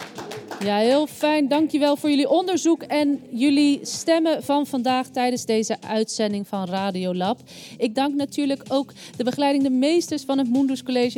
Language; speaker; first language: Dutch; native; Dutch